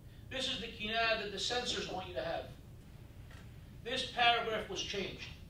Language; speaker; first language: English; native; English